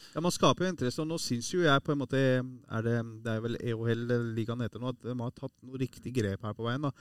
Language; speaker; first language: Norwegian; early bilingual, other home language; Persian